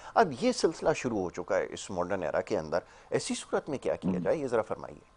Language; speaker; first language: Urdu; native; Urdu